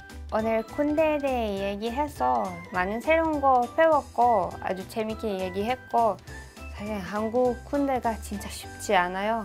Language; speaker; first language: Korean; non-native, learner; Hebrew